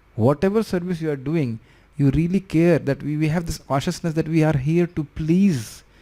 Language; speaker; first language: English; non-native, local second language; Hindi